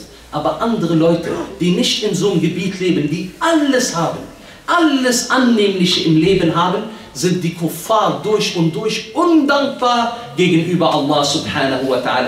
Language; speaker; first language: German; early bilingual, other home language; Arabic